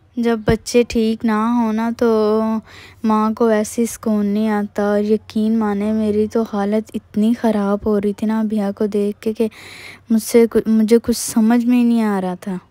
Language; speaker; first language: Urdu; native; Urdu